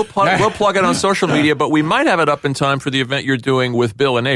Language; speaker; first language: English; native; English